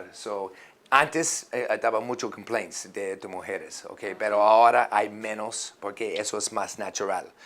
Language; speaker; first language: Spanish; non-native, learner; English